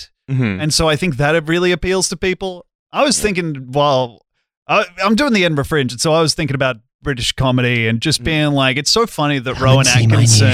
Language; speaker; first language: English; native; English